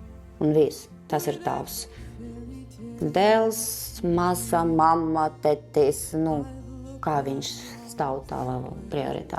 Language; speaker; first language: Latvian; non-native, local second language; Russian